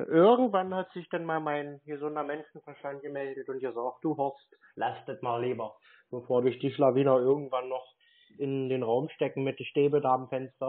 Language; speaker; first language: German; native; German